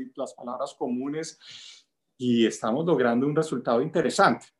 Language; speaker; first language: Spanish; native; Spanish